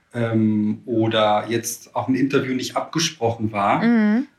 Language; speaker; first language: German; native; German